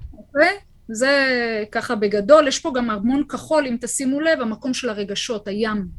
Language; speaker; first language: Hebrew; native; Hebrew